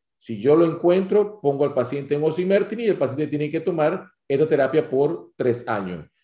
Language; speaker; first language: Spanish; native; Spanish